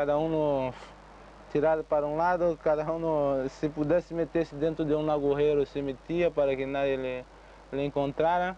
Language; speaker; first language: Spanish; non-native, fluent; Portuguese